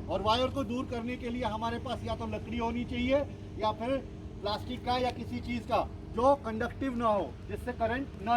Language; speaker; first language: Hindi; native; Hindi